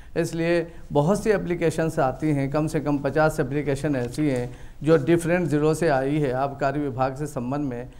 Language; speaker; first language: Hindi; native; Hindi